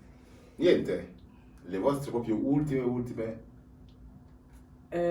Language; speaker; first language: Italian; native; Italian